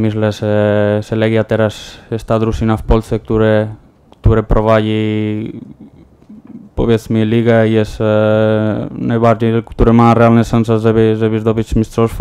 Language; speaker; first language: Polish; non-native, learner; Spanish